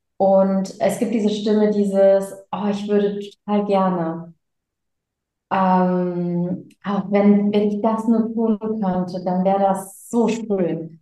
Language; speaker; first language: German; early bilingual, other home language; Tamil